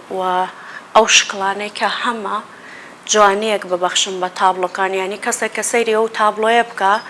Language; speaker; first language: Central Kurdish; native; Central Kurdish